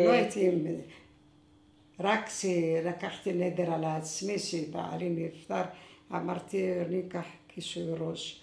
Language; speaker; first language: Hebrew; non-native, fluent; Arabic